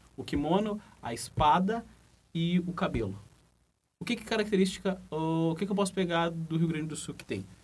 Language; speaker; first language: Portuguese; native; Portuguese